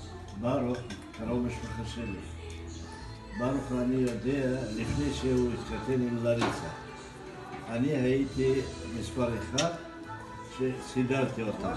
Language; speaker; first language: Hebrew; non-native, fluent; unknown